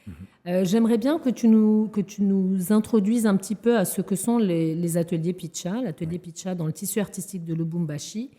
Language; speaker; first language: French; non-native, local second language; Arabic